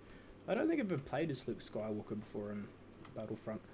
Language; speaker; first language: English; native; English